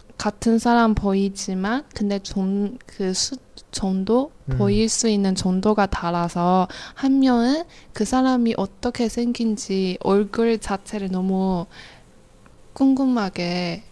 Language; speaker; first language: Korean; non-native, fluent; Chinese